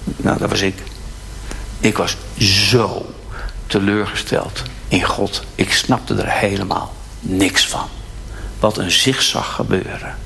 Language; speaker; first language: Dutch; native; Dutch